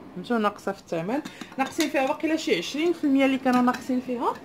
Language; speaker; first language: Arabic; non-native, local second language; Tachelhit